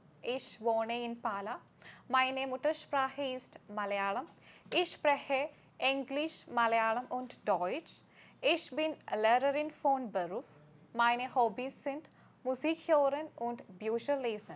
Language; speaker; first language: German; non-native, fluent; Malayalam